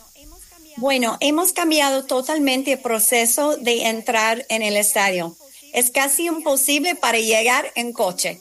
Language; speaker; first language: Spanish; non-native, fluent; English